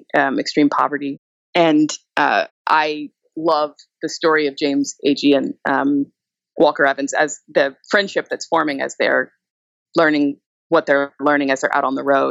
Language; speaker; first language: English; native; English